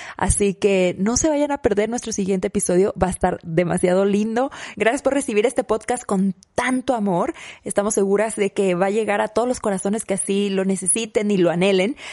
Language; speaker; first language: Spanish; native; Spanish